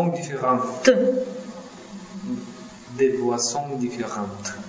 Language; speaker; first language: French; non-native, learner; Russian